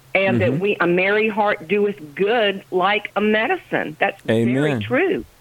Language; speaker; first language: English; native; English